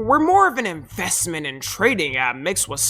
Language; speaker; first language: English; native; English